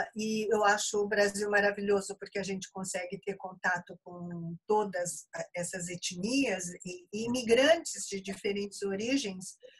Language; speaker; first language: Portuguese; early bilingual, other home language; Japanese